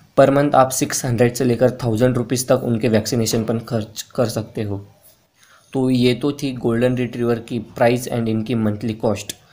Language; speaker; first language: Hindi; native; Hindi